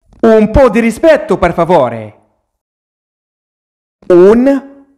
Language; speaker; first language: Italian; non-native, fluent; Arabic